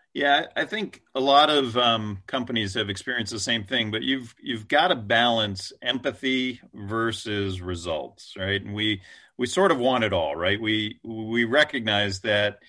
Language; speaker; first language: English; native; English